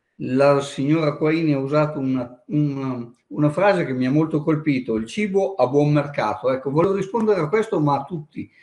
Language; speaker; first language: Italian; native; Italian